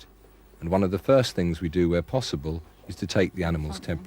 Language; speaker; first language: English; native; English